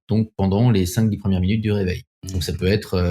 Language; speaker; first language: French; native; French